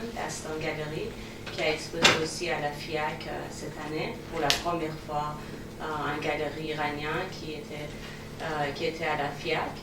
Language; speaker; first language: French; non-native, fluent; Persian